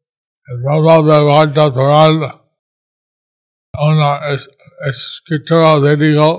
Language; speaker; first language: Spanish; non-native, learner; English